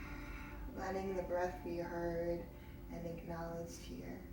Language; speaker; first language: English; native; English